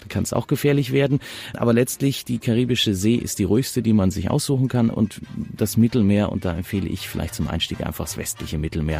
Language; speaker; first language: German; native; German